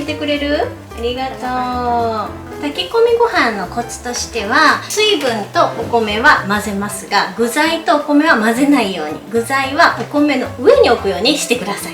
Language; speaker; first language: Japanese; native; Japanese